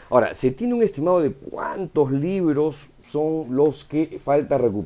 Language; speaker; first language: Spanish; native; Spanish